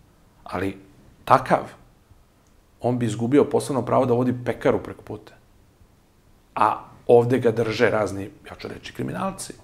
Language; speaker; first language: Serbian; native; Serbian